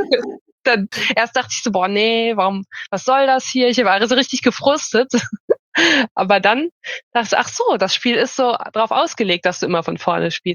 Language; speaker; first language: German; native; German